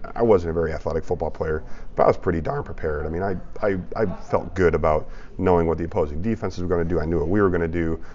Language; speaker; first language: English; native; English